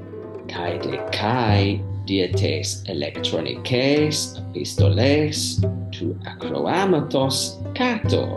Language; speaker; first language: Greek; non-native, learner; English